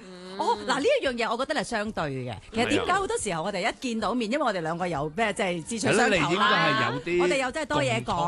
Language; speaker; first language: Cantonese; native; Cantonese